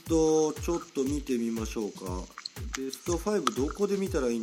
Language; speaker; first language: Japanese; native; Japanese